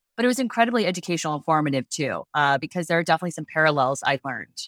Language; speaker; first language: English; native; English